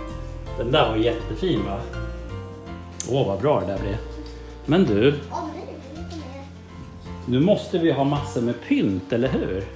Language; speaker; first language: Swedish; native; Swedish